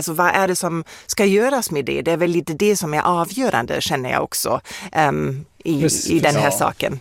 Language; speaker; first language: Swedish; non-native, fluent; German